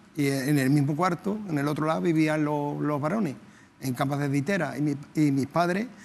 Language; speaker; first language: Spanish; native; Spanish